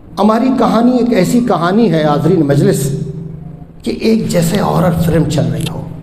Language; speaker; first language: Urdu; non-native, local second language; Baluchi